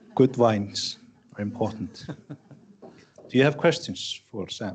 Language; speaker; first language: English; non-native, fluent; Icelandic